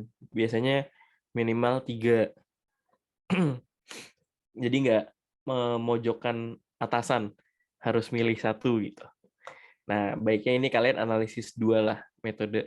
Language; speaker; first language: Indonesian; native; Indonesian